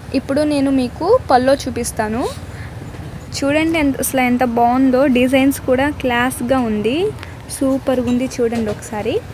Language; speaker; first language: Telugu; non-native, local second language; Urdu